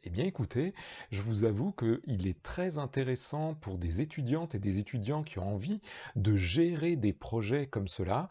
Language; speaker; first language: French; native; French